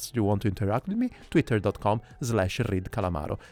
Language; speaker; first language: English; non-native, fluent; Italian